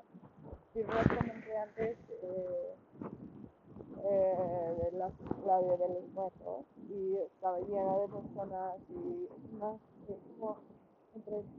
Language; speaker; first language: Spanish; non-native, learner; English